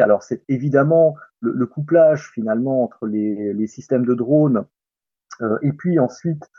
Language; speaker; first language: French; native; French